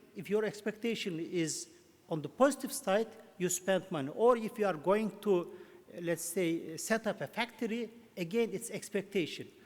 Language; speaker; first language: English; non-native, fluent; Turkish